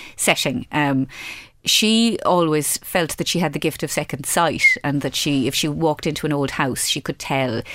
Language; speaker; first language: English; native; English